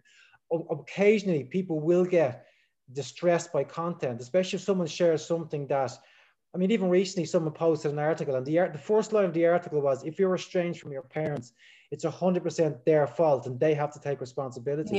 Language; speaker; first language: English; native; English